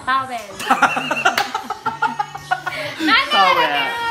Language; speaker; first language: Japanese; non-native, learner; Filipino